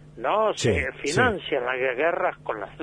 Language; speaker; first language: Spanish; native; Spanish